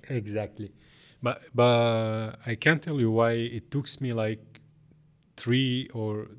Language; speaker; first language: English; non-native, fluent; Arabic